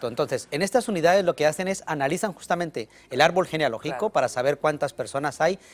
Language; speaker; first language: Spanish; native; Spanish